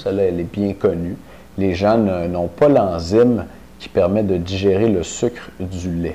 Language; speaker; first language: French; native; French